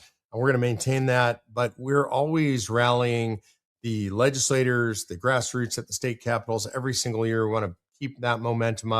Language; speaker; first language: English; native; English